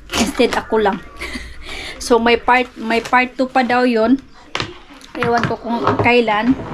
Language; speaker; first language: Filipino; non-native, local second language; Cebuano